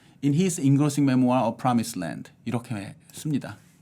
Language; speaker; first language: English; non-native, fluent; Korean